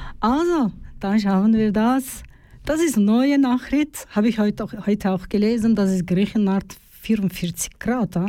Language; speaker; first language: German; non-native, learner; Turkish